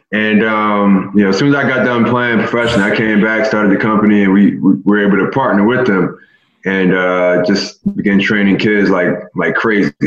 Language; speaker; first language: English; native; English